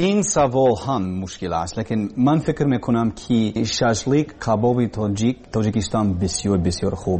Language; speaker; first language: Persian; non-native, learner; English